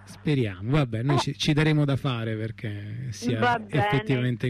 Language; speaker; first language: Italian; native; Italian